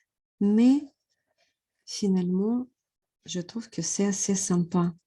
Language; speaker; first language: French; non-native, fluent; Russian